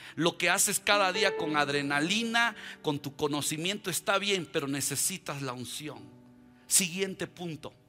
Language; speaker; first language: Spanish; native; Spanish